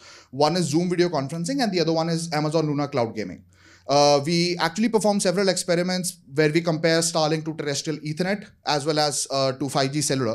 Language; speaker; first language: English; non-native, fluent; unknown